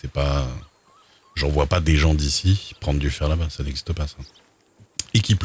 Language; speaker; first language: French; native; French